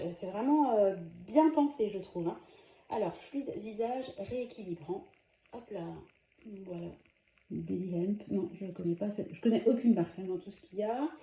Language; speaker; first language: French; native; French